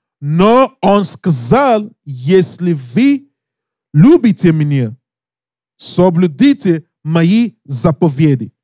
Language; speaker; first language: Russian; non-native, learner; English